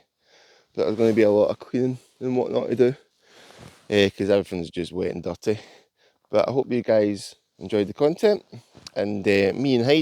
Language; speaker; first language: English; native; English